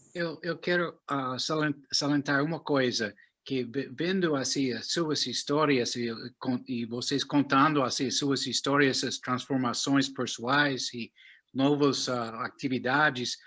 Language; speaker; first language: Portuguese; non-native, fluent; English